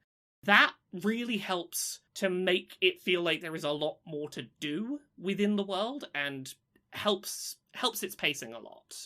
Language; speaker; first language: English; native; English